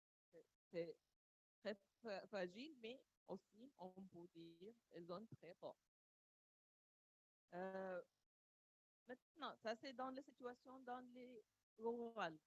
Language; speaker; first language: French; non-native, learner; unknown